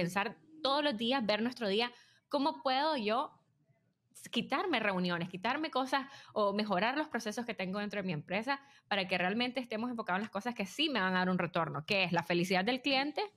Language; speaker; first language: Spanish; native; Spanish